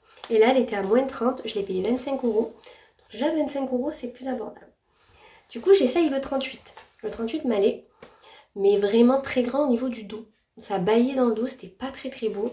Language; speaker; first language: French; native; French